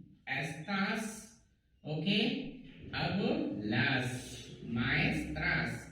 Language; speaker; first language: Spanish; non-native, learner; Hindi